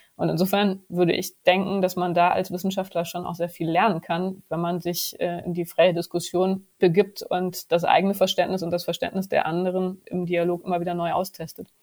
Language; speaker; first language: German; native; German